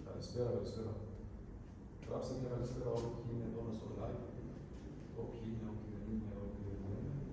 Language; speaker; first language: Greek; early bilingual, other home language; Albanian